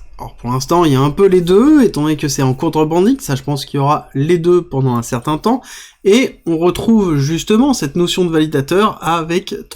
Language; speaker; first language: French; native; French